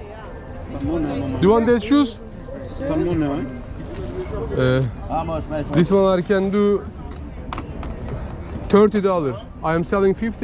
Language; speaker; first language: English; non-native, learner; Turkish